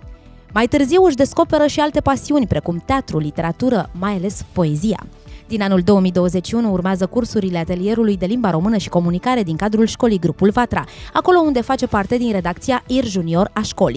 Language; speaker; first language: Romanian; native; Romanian